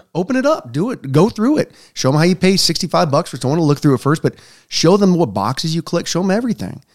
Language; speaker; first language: English; native; English